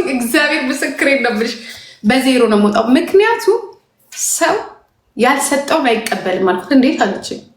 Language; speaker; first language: Amharic; native; Amharic